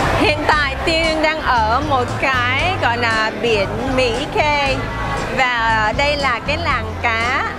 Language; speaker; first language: Vietnamese; early bilingual, heritage; Vietnamese